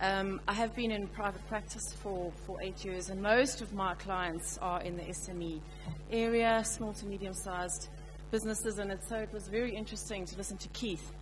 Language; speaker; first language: English; native; English